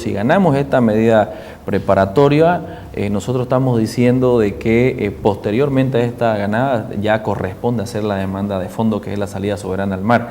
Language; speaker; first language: Spanish; native; Spanish